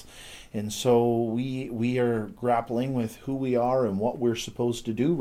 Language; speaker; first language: English; native; English